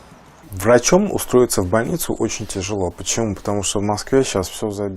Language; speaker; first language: Russian; non-native, local second language; Tajik